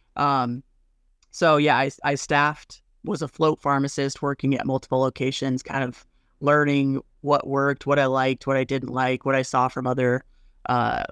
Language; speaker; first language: English; native; English